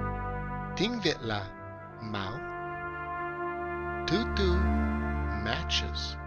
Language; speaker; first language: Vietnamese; non-native, learner; English